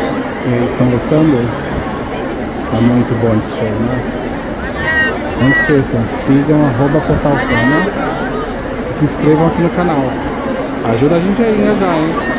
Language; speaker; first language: Portuguese; native; Portuguese